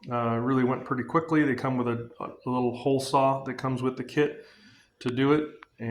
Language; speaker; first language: English; native; English